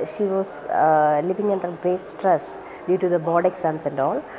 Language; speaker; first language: English; non-native, local second language; Malayalam